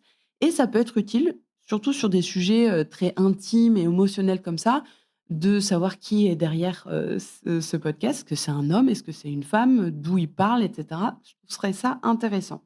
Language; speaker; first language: French; native; French